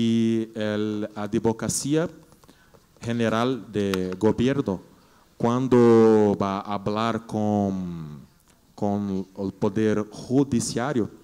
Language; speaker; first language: Spanish; non-native, learner; Portuguese